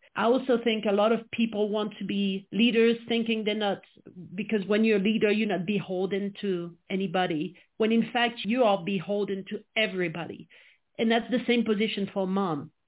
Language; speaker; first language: English; non-native, fluent; French